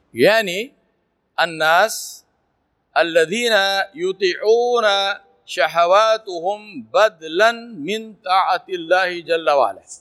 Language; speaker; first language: Arabic; non-native, fluent; Urdu